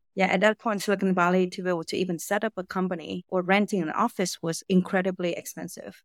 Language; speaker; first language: English; non-native, fluent; Vietnamese